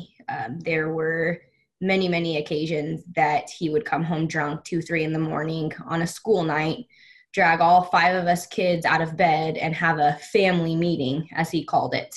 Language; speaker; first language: English; native; English